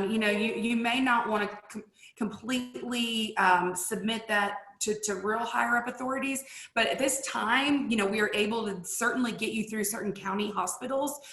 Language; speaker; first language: English; native; English